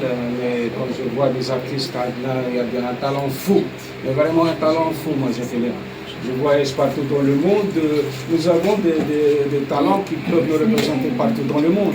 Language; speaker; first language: French; non-native, local second language; Arabic